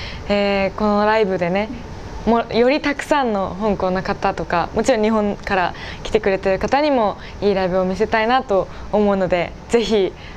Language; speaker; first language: Japanese; native; Japanese